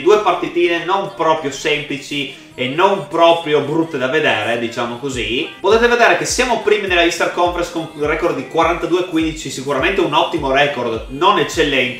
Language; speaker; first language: Italian; native; Italian